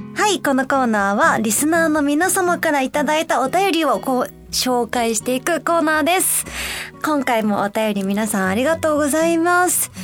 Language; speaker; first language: Japanese; native; Japanese